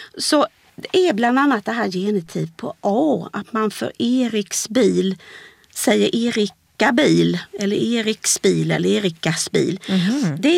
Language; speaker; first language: Swedish; native; Swedish